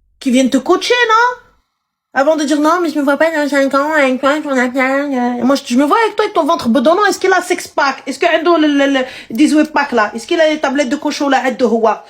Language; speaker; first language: French; early bilingual, other home language; Arabic